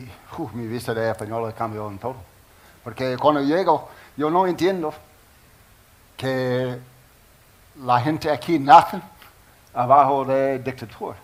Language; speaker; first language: Spanish; non-native, learner; English